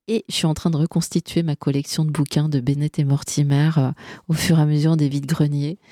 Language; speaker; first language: French; native; French